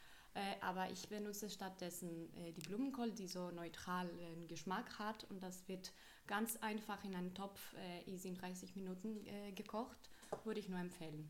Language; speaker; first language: German; non-native, fluent; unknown